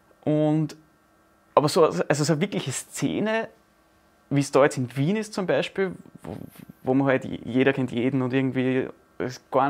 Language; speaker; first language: German; native; German